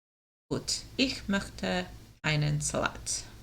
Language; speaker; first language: German; non-native, learner; English